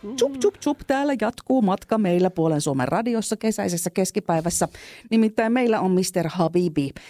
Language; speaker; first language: Finnish; native; Finnish